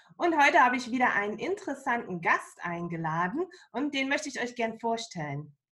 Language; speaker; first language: German; native; German